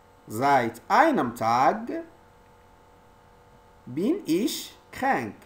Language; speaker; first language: German; non-native, learner; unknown